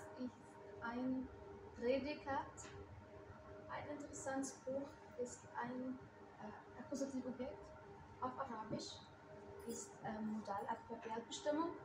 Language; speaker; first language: German; non-native, learner; Arabic